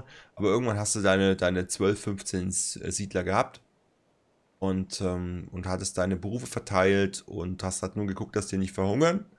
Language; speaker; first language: German; native; German